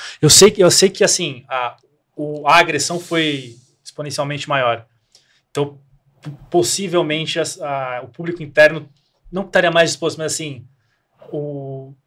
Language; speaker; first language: Portuguese; native; Portuguese